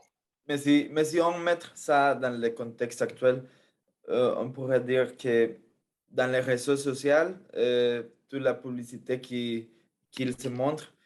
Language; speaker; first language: French; non-native, fluent; Spanish